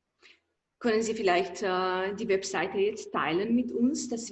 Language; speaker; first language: German; non-native, fluent; Slovenian